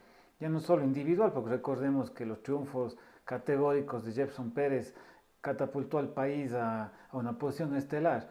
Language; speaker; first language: Spanish; native; Spanish